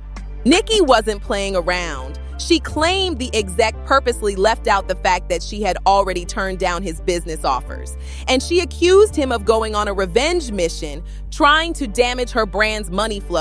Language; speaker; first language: English; native; English